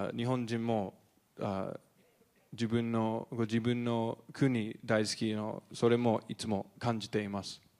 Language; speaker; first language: Japanese; non-native, fluent; English